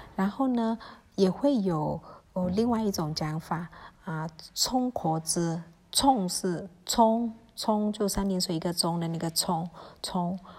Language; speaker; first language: Chinese; early bilingual, heritage; Chinese